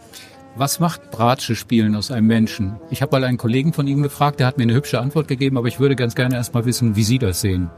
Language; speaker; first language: German; native; German